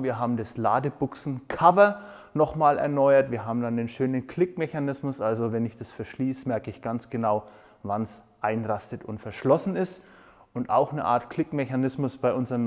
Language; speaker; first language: German; native; German